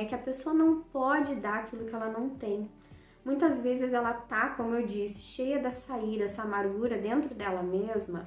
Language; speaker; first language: Portuguese; native; Portuguese